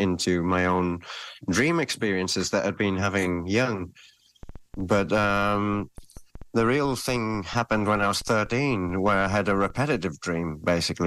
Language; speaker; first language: English; native; English